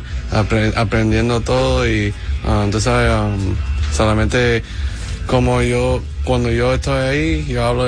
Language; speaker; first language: Spanish; early bilingual, heritage; English